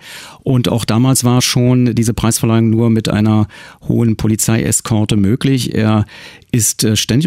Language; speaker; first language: German; native; German